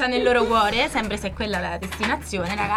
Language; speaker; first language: Italian; native; Italian